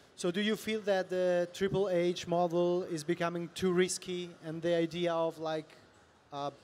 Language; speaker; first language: English; non-native, fluent; Italian